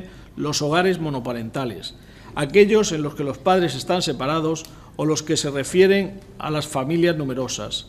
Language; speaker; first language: Spanish; native; Spanish